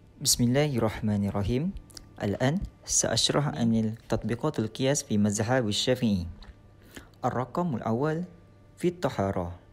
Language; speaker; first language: Arabic; non-native, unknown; Malay